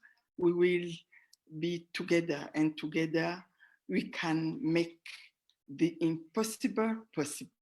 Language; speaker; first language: English; non-native, fluent; Rundi